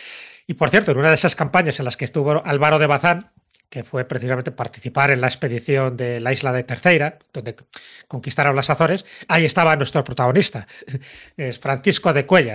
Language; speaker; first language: Spanish; native; Spanish